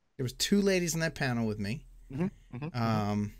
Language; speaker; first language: English; native; English